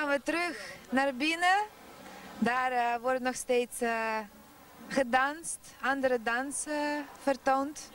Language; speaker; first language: Dutch; non-native, fluent; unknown